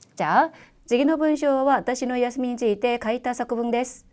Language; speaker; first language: Japanese; non-native, fluent; Korean